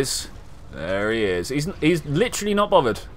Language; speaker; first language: English; native; English